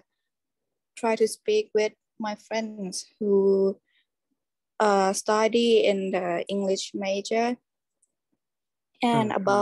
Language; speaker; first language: English; non-native, learner; Thai